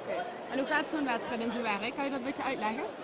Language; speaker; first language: Dutch; native; Dutch